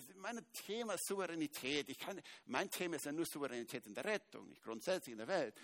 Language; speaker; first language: German; native; German